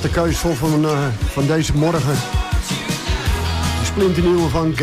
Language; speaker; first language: Dutch; native; Dutch